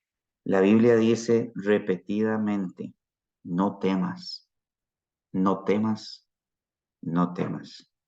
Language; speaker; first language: Spanish; native; Spanish